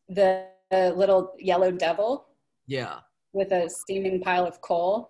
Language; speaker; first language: English; native; English